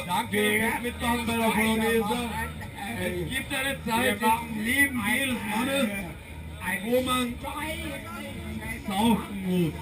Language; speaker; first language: German; native; German